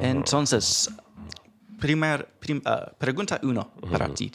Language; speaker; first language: Spanish; non-native, learner; English